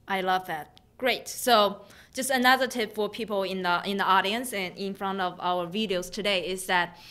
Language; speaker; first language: English; non-native, fluent; Chinese